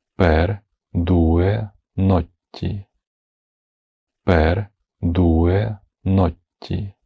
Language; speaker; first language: Italian; non-native, fluent; Ukrainian